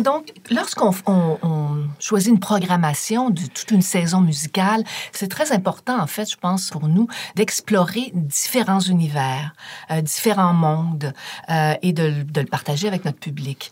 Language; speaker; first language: French; native; French